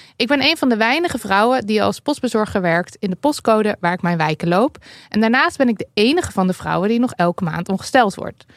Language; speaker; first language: Dutch; native; Dutch